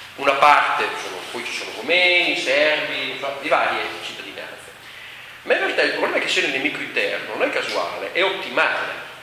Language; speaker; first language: Italian; native; Italian